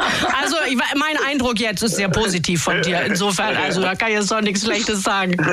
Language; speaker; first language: German; native; German